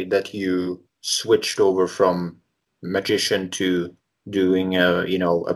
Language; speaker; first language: English; non-native, fluent; Norwegian